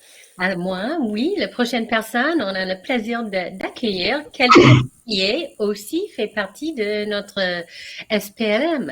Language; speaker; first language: French; non-native, learner; English